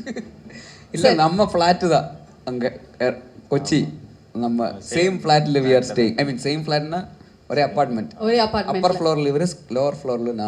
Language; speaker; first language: Tamil; non-native, learner; Malayalam